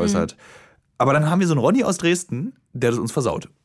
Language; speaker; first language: German; native; German